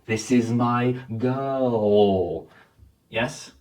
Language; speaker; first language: English; early bilingual, other home language; Polish